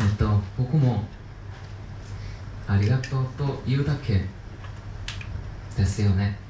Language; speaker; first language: Japanese; non-native, learner; Korean